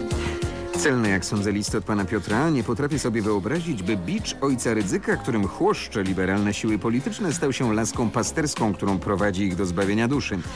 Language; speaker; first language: Polish; native; Polish